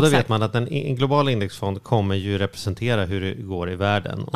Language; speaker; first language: Swedish; native; Swedish